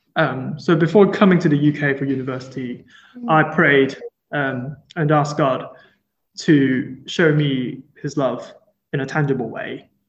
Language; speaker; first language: English; non-native, local second language; Cantonese